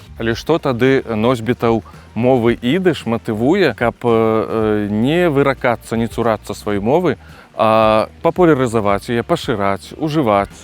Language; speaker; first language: Belarusian; native; Belarusian